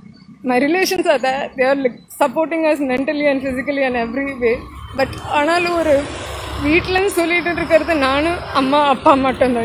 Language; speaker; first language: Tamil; non-native, local second language; Malayalam